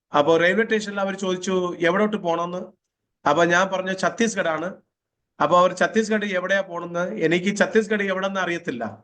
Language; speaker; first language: Malayalam; native; Malayalam